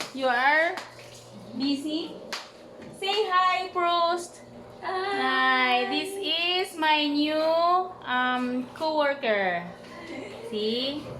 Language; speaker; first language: English; non-native, learner; Filipino